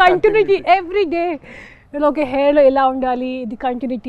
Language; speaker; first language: Telugu; non-native, local second language; Hindi